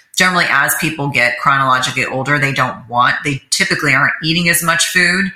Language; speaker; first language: English; native; English